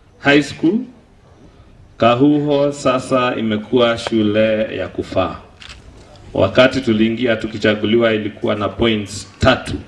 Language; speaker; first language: Swahili; non-native, local second language; Kikuyu